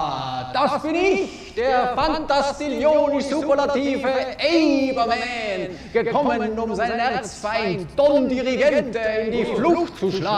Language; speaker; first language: German; native; German